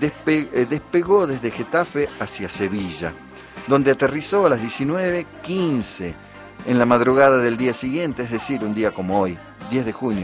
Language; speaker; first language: Spanish; native; Spanish